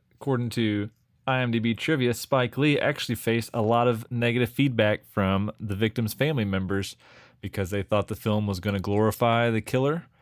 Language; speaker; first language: English; native; English